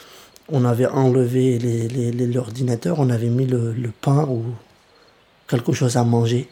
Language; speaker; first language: French; early bilingual, other home language; Kurdish